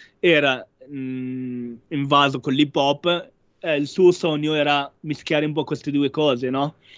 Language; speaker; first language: Italian; non-native, fluent; Arabic